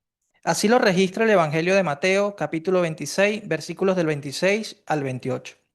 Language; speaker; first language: Spanish; native; Spanish